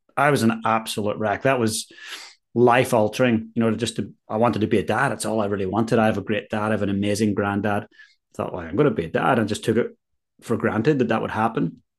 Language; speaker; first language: English; native; English